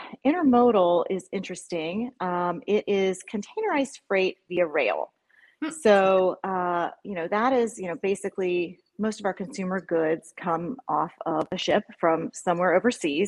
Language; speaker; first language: English; native; English